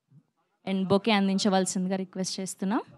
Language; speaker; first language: Telugu; native; Telugu